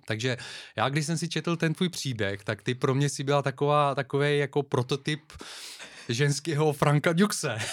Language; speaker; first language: Czech; non-native, fluent; Bulgarian